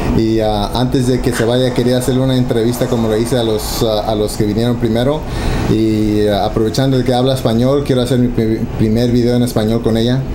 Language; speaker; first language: Spanish; early bilingual, heritage; Spanish